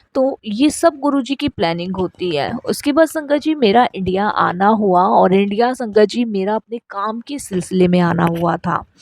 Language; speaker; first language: Hindi; native; Hindi